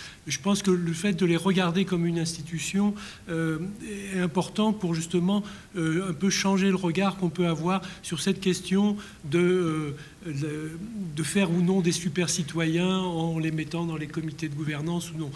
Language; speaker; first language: French; native; French